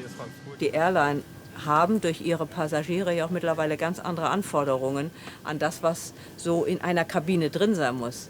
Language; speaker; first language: German; native; German